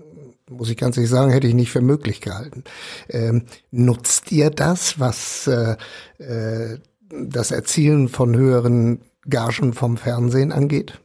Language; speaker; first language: German; native; German